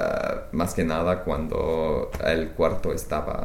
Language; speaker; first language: Spanish; non-native, fluent; English